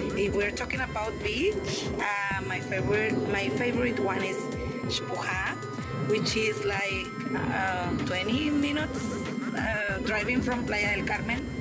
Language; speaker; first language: English; non-native, fluent; Spanish